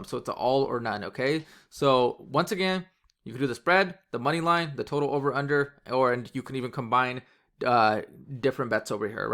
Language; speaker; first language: English; native; English